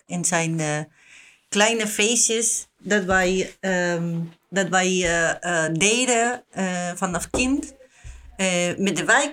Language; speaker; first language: Dutch; non-native, learner; Spanish